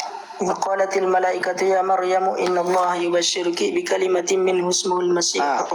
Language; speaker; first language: Arabic; non-native, learner; Indonesian